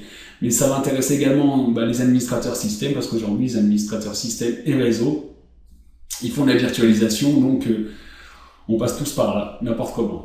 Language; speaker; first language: French; native; French